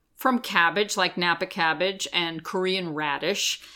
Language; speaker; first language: English; native; English